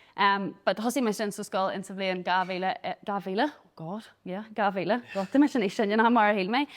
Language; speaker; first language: Irish; native; Irish